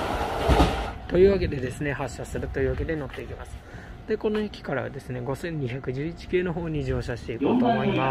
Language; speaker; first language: Japanese; native; Japanese